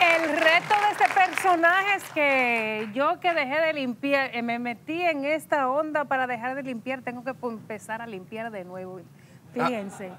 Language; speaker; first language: Spanish; early bilingual, heritage; Spanish